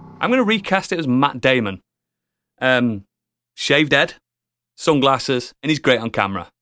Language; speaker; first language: English; native; English